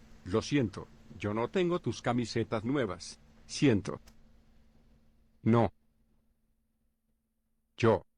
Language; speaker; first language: Spanish; non-native, learner; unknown